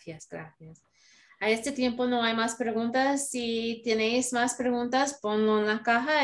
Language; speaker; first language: Spanish; non-native, learner; English